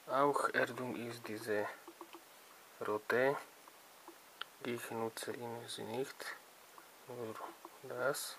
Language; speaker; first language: German; non-native, learner; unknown